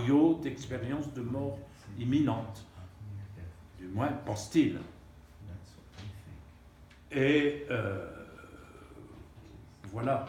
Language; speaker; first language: French; native; French